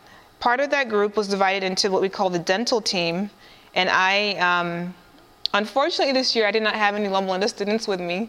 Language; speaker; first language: English; native; English